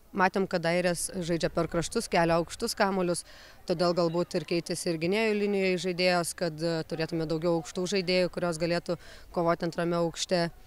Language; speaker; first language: Lithuanian; native; Lithuanian